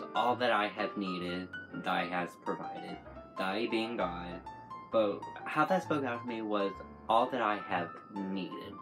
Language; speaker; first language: English; native; English